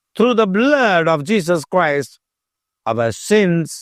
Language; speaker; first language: English; non-native, local second language; Tamil